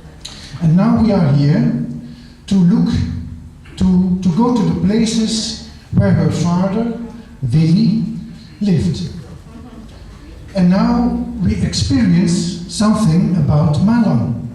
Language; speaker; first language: English; non-native, fluent; Dutch